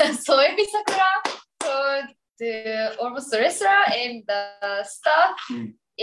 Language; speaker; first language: English; non-native, learner; Japanese